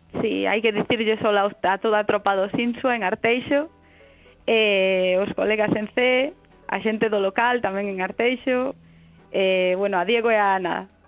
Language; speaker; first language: Galician; non-native, local second language; Spanish